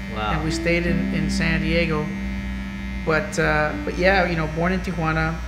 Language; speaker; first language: English; native; English